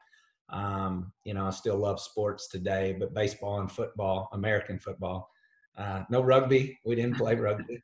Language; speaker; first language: English; native; English